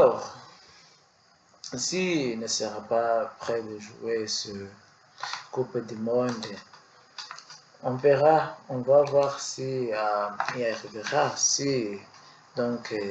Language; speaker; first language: French; non-native, learner; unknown